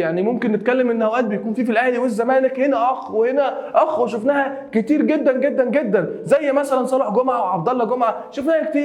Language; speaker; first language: Arabic; native; Arabic